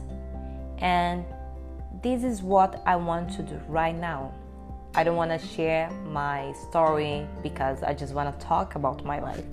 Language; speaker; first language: English; non-native, fluent; Portuguese